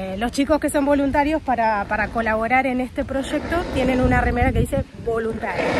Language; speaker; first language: Spanish; native; Spanish